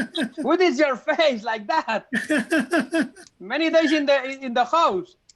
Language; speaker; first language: English; non-native, learner; Spanish